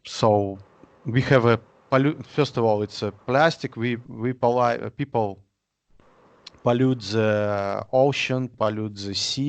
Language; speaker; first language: English; non-native, learner; Russian